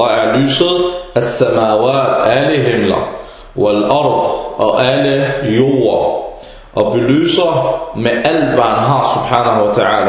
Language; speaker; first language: Danish; early bilingual, other home language; Arabic